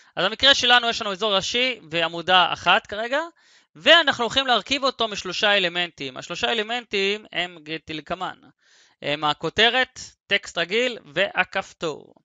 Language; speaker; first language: Hebrew; native; Hebrew